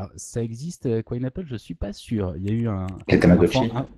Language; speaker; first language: French; native; French